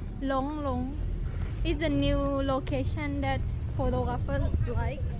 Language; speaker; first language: English; non-native, learner; Thai